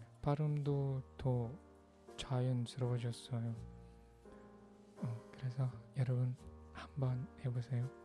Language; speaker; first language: Korean; non-native, learner; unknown